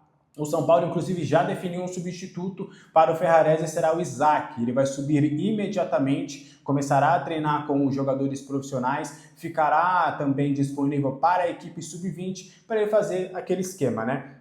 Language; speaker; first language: Portuguese; native; Portuguese